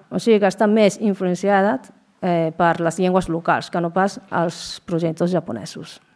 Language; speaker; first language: Catalan; non-native, fluent; Japanese